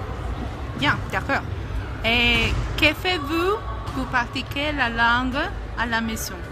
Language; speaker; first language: French; non-native, fluent; Spanish